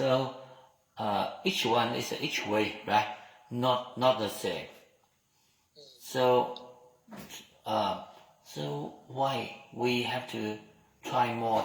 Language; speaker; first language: English; non-native, learner; Vietnamese